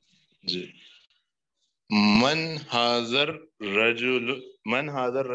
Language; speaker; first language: Arabic; non-native, learner; Urdu